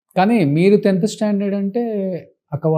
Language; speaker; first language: Telugu; native; Telugu